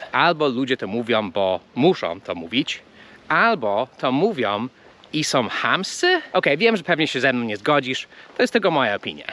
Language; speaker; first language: Polish; non-native, fluent; English